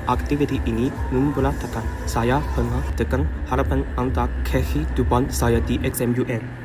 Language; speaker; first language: Malay; non-native, learner; Chinese